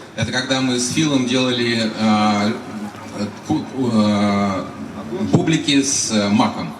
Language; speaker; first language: Russian; native; Russian